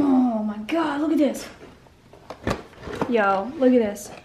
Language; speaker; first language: English; native; English